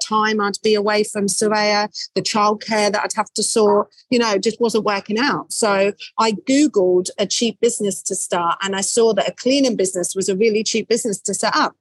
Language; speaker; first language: English; native; English